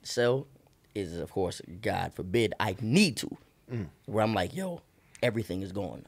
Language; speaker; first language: English; native; English